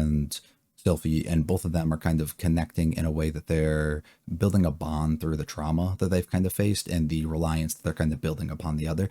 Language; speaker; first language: English; native; English